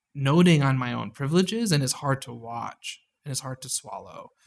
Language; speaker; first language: English; native; English